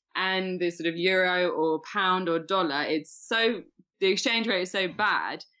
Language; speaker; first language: English; native; English